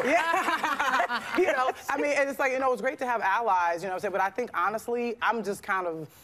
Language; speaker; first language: English; native; English